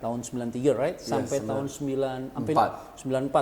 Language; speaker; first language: Indonesian; native; Indonesian